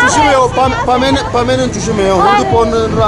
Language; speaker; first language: Korean; non-native, learner; Spanish